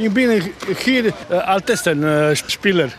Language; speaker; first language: German; non-native, learner; Croatian